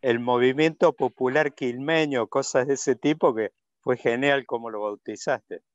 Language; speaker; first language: Spanish; native; Spanish